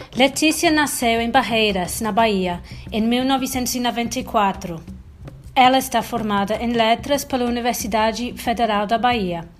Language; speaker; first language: Portuguese; non-native, fluent; English